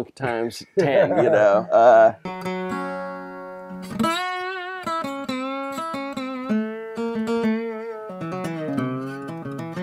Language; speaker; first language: English; native; English